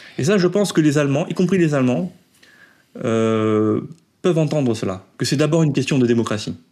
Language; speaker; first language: French; native; French